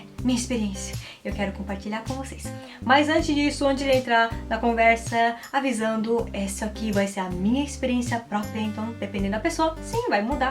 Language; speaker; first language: Portuguese; early bilingual, heritage; Portuguese